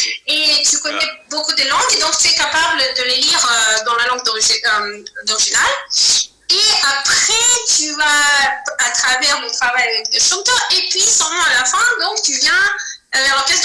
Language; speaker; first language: French; non-native, fluent; Azerbaijani